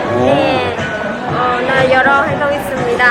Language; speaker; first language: Korean; non-native, learner; Vietnamese